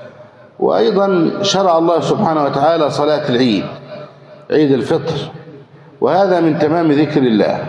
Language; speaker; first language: Arabic; native; Arabic